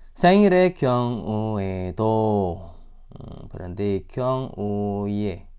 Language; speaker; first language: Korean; non-native, fluent; Indonesian